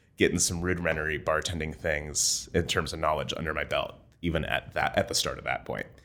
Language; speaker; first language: English; native; English